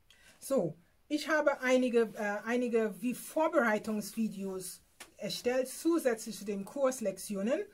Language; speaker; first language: German; non-native, fluent; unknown